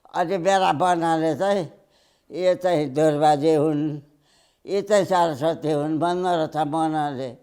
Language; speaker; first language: Nepali; early bilingual, heritage; Nepali